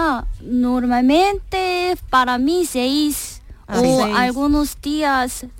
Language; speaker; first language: Spanish; non-native, learner; Korean